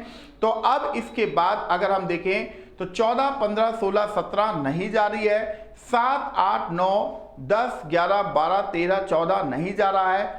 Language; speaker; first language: Hindi; native; Hindi